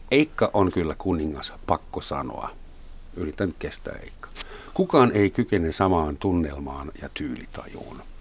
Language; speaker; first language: Finnish; non-native, fluent; German